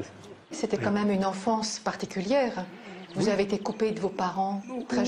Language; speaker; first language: French; native; French